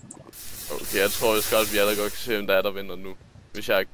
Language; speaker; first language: Danish; native; Danish